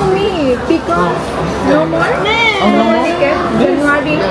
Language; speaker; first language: English; non-native, local second language; Filipino